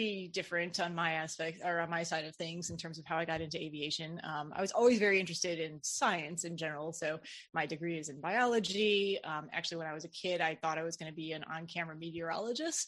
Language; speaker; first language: English; native; English